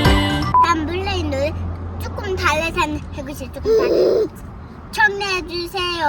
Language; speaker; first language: Korean; early bilingual, heritage; Korean